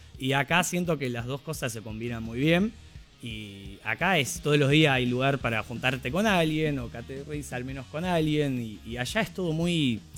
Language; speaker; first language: Spanish; non-native, fluent; Dutch